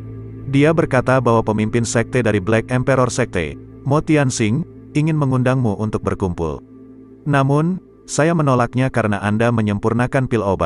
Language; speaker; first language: Indonesian; native; Indonesian